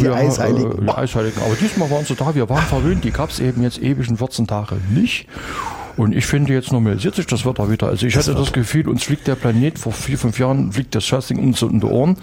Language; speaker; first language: German; native; German